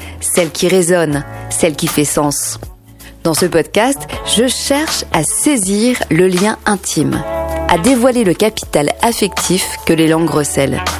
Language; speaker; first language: French; native; French